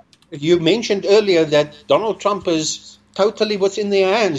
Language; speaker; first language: English; non-native, local second language; Afrikaans